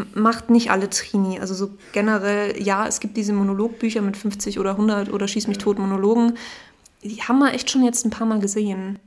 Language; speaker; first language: German; native; German